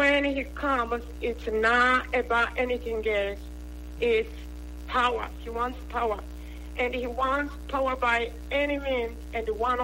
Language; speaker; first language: English; non-native, local second language; Kinyarwanda